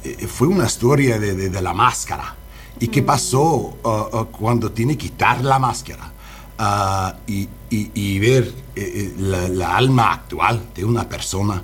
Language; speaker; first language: Spanish; non-native, learner; English